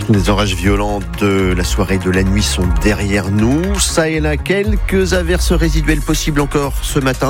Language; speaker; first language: French; native; French